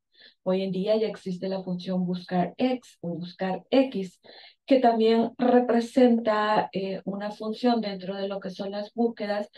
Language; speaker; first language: Spanish; native; Spanish